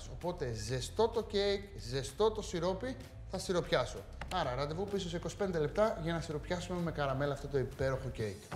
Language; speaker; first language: Greek; native; Greek